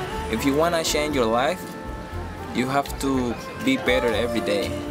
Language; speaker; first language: English; non-native, learner; Spanish